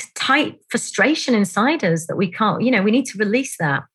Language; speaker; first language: English; native; English